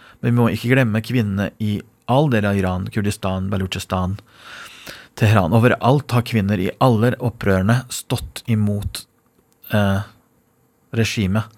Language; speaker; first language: Norwegian; non-native, fluent; Persian